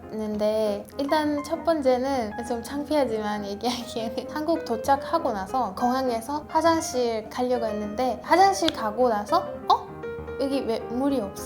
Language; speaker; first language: Korean; non-native, fluent; Persian